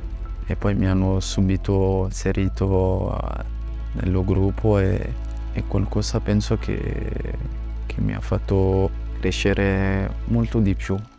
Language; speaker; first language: Italian; non-native, fluent; French